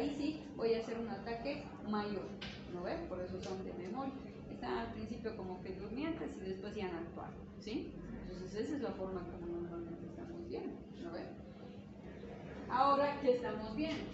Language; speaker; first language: Spanish; native; Spanish